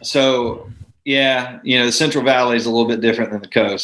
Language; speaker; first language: English; native; English